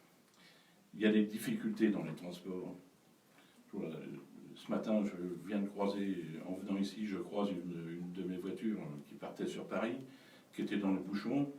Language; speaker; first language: French; native; French